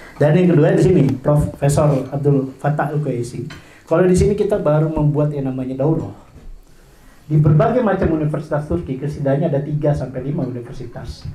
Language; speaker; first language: Indonesian; non-native, local second language; Madurese